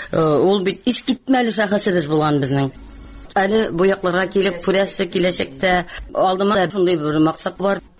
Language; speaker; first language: Tatar; native; Tatar